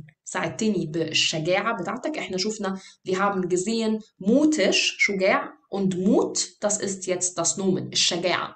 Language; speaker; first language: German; non-native, fluent; Arabic